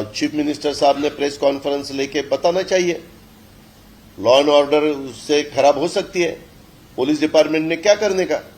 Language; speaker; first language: Hindi; non-native, local second language; Marathi